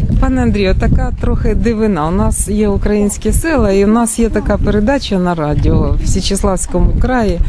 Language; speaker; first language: Ukrainian; native; Ukrainian